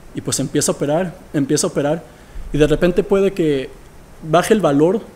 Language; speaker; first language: Spanish; early bilingual, heritage; Spanish